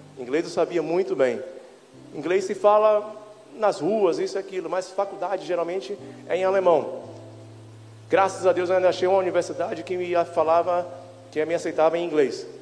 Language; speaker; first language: Portuguese; native; Portuguese